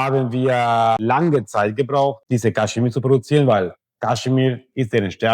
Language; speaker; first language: German; non-native, fluent; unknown